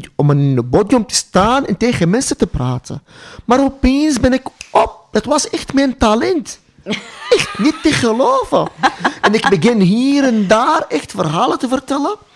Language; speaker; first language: Dutch; non-native, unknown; Arabic